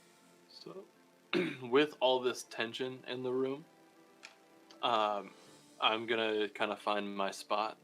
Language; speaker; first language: English; native; English